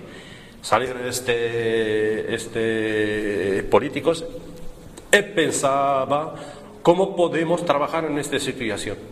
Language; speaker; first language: Spanish; non-native, learner; Arabic